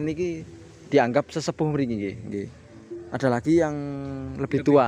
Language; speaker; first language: Indonesian; non-native, local second language; Javanese